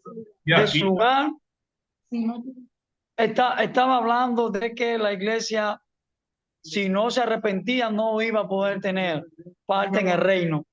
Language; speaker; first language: Spanish; native; Spanish